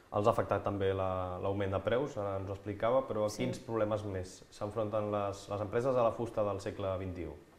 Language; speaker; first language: Catalan; native; Catalan